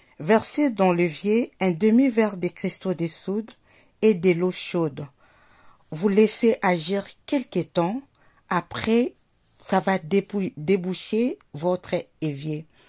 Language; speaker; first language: French; non-native, local second language; Lingala